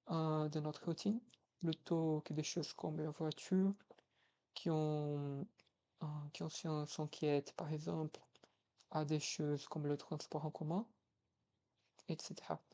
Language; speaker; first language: French; non-native, fluent; Portuguese